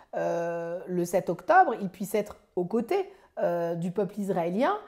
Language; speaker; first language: French; native; French